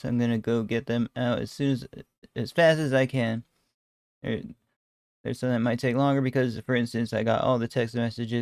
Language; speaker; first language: English; native; English